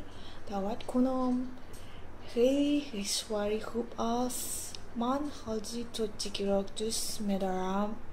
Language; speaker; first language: Persian; non-native, learner; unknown